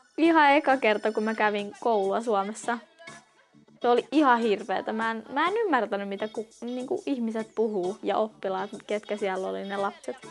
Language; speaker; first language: Finnish; early bilingual, other home language; Central Kurdish